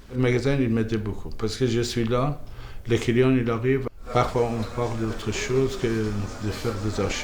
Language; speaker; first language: French; non-native, fluent; Persian